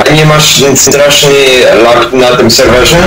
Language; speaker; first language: Polish; early bilingual, heritage; Polish